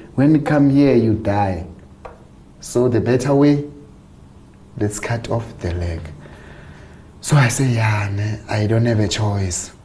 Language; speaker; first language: English; non-native, local second language; Xhosa